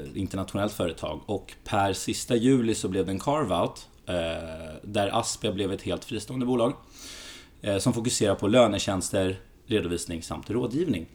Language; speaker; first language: Swedish; early bilingual, other home language; Greek